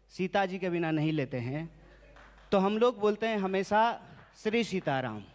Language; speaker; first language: Hindi; native; Hindi